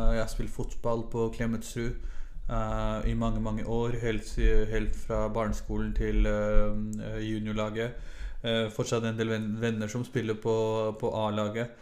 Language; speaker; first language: Norwegian; early bilingual, other home language; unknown